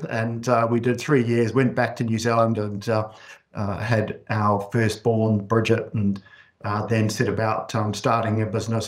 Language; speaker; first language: English; native; English